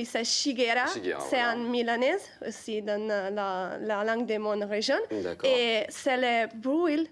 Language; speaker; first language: French; non-native, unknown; Italian